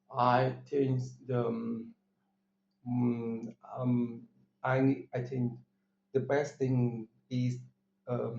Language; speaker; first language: English; non-native, learner; Vietnamese